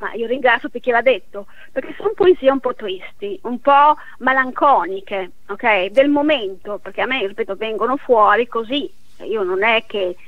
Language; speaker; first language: Italian; native; Italian